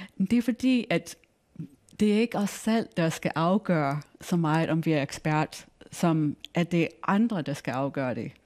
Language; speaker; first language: Danish; non-native, fluent; English